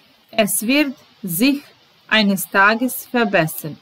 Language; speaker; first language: German; non-native, fluent; Serbian